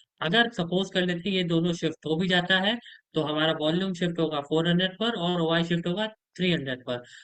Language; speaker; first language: Hindi; native; Hindi